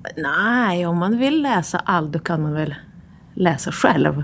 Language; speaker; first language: Swedish; non-native, fluent; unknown